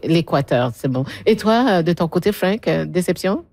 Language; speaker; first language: French; native; French